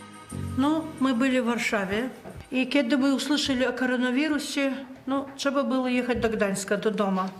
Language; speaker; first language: Polish; non-native, learner; Ukrainian